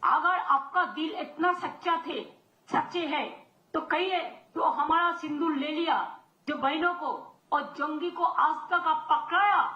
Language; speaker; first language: Hindi; non-native, local second language; Bangla